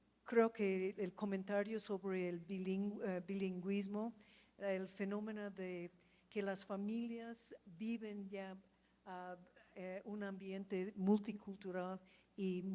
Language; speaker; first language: Spanish; non-native, fluent; English